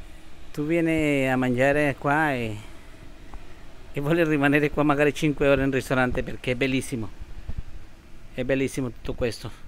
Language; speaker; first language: Italian; non-native, learner; Spanish